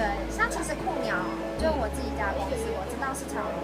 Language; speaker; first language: Chinese; native; Chinese